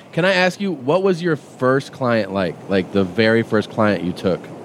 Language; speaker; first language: English; native; English